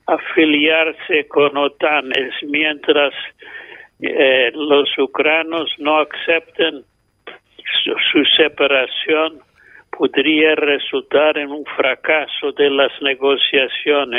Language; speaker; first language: Spanish; non-native, fluent; English